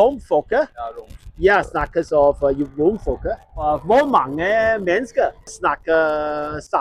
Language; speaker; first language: Norwegian; non-native, learner; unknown